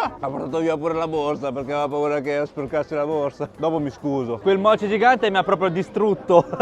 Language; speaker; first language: Italian; early bilingual, other home language; Chinese